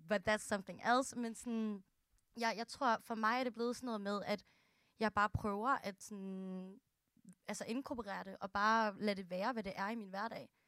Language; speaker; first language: Danish; early bilingual, other home language; Filipino